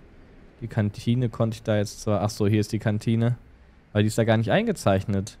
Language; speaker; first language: German; native; German